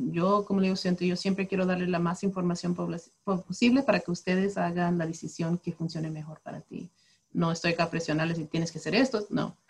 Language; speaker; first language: Spanish; early bilingual, heritage; Spanish